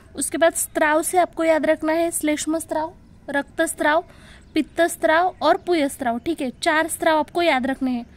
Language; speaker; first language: Hindi; non-native, local second language; Marathi